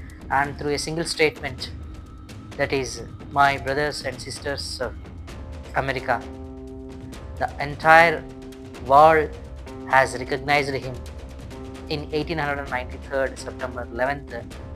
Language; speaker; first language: English; non-native, local second language; Telugu